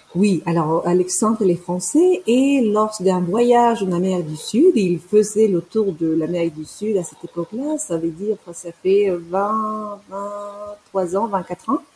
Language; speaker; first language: French; non-native, fluent; Spanish